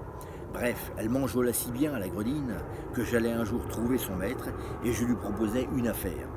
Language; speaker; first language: French; native; French